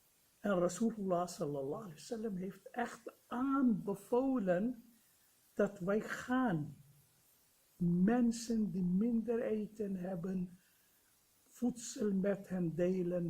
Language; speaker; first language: Dutch; non-native, fluent; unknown